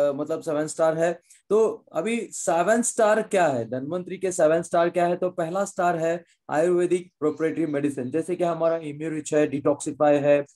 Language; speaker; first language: Hindi; non-native, local second language; Marathi